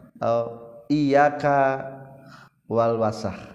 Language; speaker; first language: Arabic; non-native, fluent; Indonesian